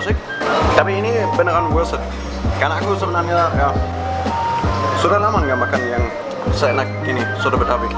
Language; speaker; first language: Indonesian; non-native, fluent; German